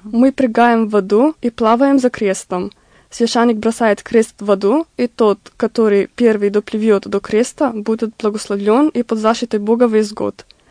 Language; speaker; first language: Russian; non-native, fluent; Macedonian